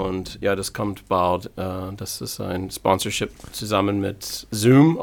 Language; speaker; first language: German; non-native, fluent; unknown